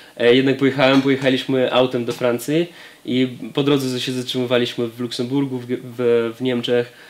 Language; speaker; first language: Polish; non-native, fluent; Russian